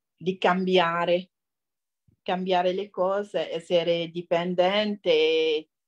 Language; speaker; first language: Italian; non-native, fluent; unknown